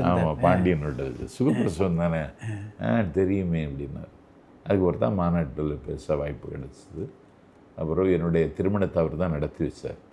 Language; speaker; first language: Tamil; native; Tamil